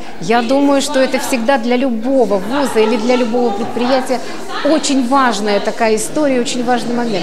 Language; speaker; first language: Russian; native; Russian